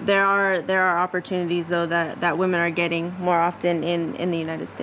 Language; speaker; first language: English; native; English